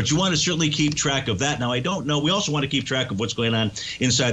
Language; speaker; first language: English; native; English